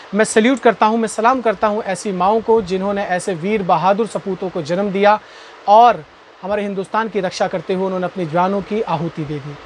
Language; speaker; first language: Hindi; native; Hindi